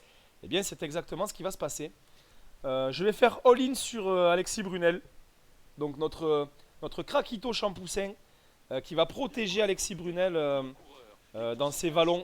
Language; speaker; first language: French; native; French